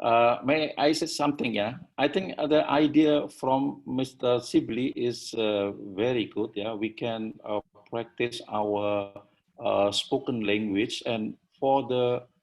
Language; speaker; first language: English; non-native, learner; Indonesian